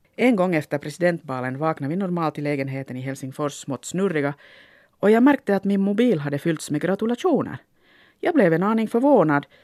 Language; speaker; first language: Swedish; non-native, local second language; Finnish